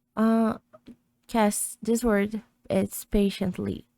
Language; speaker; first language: English; non-native, fluent; Portuguese